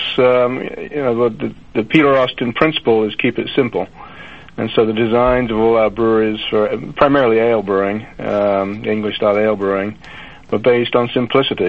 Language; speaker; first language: English; native; English